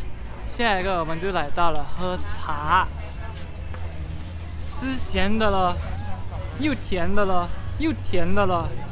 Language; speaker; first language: Chinese; non-native, learner; Thai